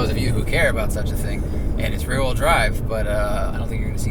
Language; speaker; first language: English; native; English